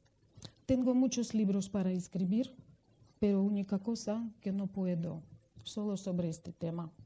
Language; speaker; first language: Spanish; non-native, fluent; Russian